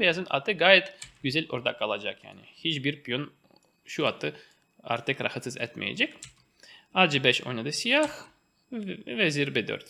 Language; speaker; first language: Turkish; non-native, fluent; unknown